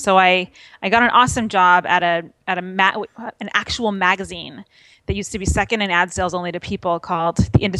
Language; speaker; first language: English; native; English